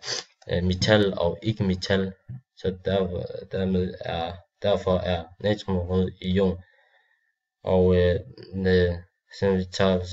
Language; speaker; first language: Danish; non-native, learner; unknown